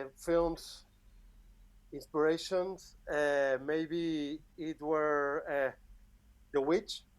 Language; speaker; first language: English; non-native, fluent; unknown